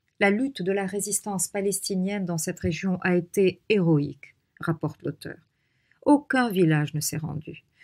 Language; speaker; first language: French; non-native, local second language; Arabic